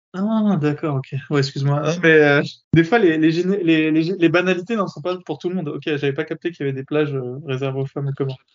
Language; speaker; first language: French; native; French